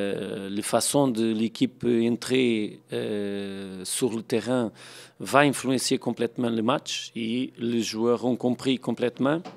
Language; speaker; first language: French; non-native, fluent; Portuguese